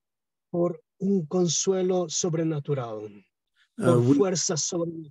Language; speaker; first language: Spanish; native; Spanish